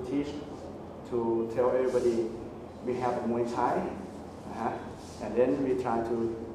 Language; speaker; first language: English; non-native, learner; Thai